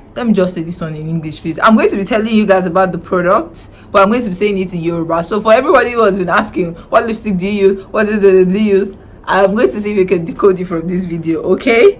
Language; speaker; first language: English; non-native, local second language; Yoruba